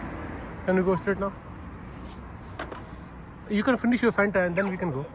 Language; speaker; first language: English; non-native, learner; Hindi